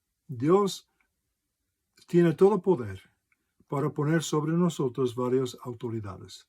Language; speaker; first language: Spanish; non-native, fluent; English